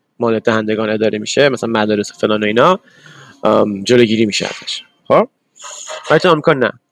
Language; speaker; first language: Persian; early bilingual, other home language; English